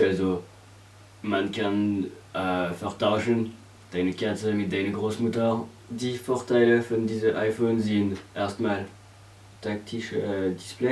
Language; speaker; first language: German; non-native, learner; French